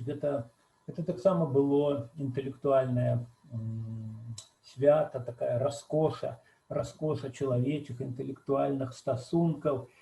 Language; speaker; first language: Belarusian; native; Belarusian